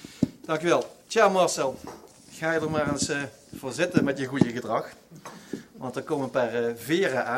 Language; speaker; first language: Dutch; native; Dutch